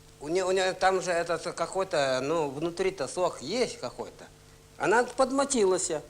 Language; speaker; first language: Russian; non-native, local second language; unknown